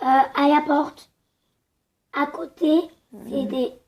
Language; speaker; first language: French; native; French